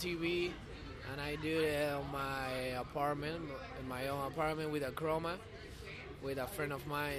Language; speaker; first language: English; non-native, fluent; Spanish